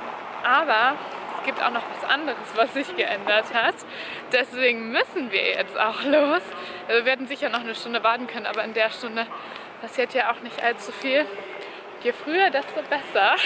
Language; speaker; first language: German; native; German